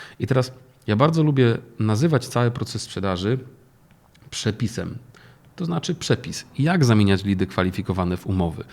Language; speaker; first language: Polish; native; Polish